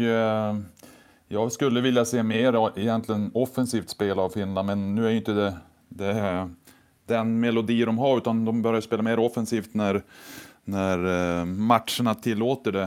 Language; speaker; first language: Swedish; native; Swedish